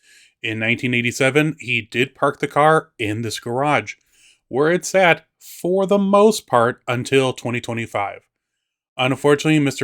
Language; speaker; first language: English; native; English